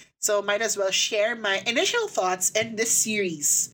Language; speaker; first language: English; non-native, local second language; Filipino